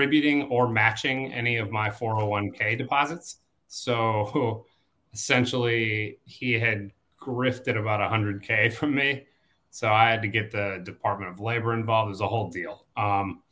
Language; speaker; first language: English; native; English